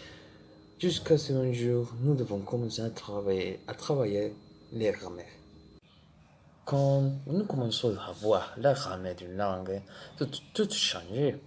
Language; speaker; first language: French; non-native, learner; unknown